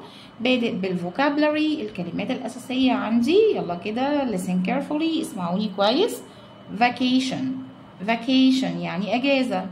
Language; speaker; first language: Arabic; native; Arabic